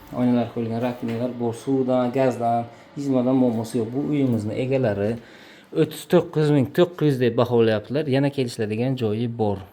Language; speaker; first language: Uzbek; native; Uzbek